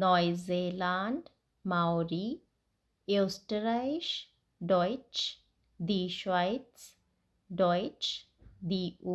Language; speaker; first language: German; non-native, fluent; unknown